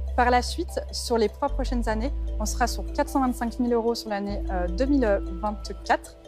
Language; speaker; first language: French; native; French